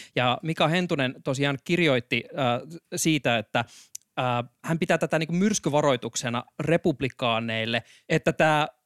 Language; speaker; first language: Finnish; native; Finnish